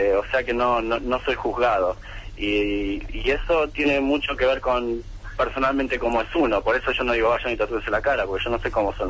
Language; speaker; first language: Spanish; native; Spanish